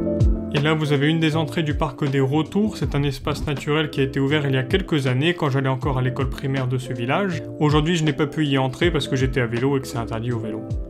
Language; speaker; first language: French; native; French